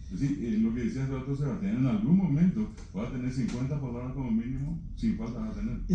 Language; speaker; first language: Spanish; native; Spanish